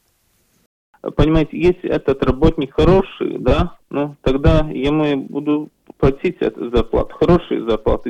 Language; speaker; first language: Russian; non-native, local second language; Latvian